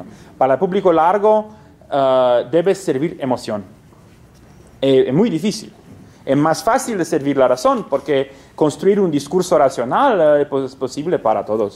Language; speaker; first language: Spanish; non-native, fluent; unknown